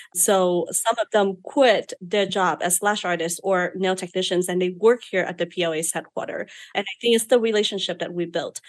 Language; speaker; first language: English; non-native, fluent; Vietnamese